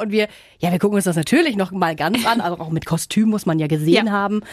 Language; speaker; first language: German; native; German